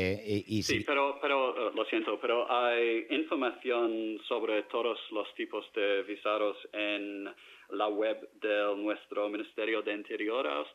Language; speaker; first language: Spanish; non-native, fluent; English